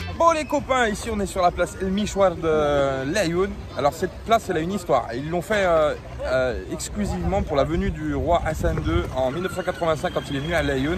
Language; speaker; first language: French; native; French